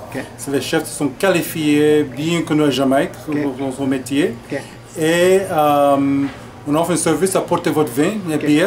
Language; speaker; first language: French; non-native, fluent; English